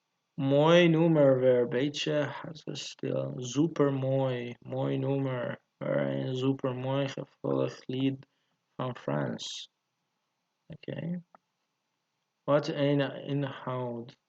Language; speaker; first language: Dutch; non-native, learner; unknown